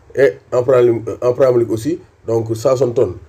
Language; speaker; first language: French; non-native, local second language; Wolof